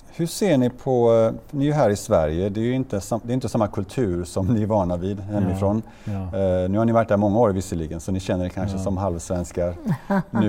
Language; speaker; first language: Swedish; native; Swedish